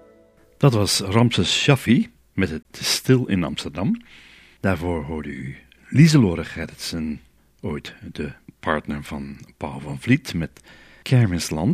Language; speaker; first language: Dutch; native; Dutch